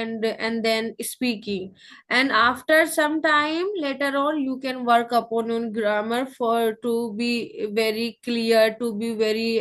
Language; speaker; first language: English; non-native, local second language; Hindi